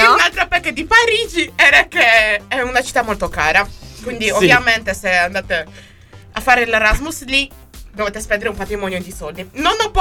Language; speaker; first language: Italian; native; Italian